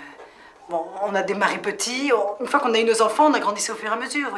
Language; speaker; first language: French; native; French